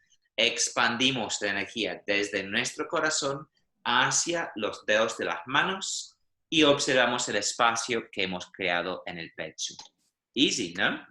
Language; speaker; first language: Spanish; non-native, fluent; English